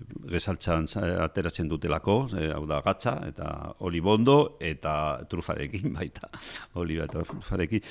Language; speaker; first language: Basque; non-native, local second language; Spanish